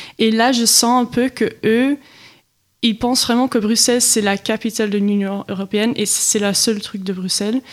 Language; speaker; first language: French; non-native, local second language; Dutch